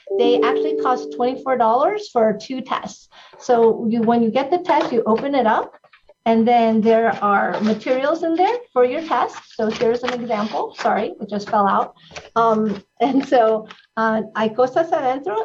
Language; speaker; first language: English; early bilingual, other home language; Spanish